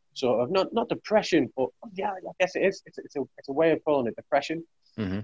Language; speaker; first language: English; native; English